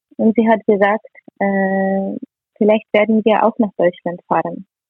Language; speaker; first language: German; non-native, learner; Ukrainian